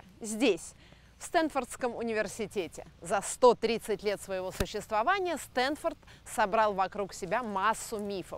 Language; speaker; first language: Russian; native; Russian